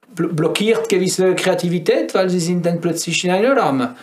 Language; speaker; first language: German; non-native, fluent; French